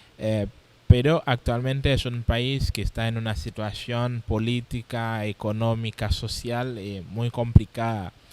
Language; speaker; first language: Spanish; non-native, fluent; Haitian Creole